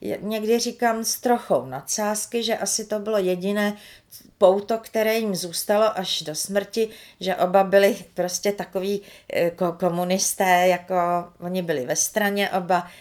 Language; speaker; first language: Czech; early bilingual, other home language; Romanian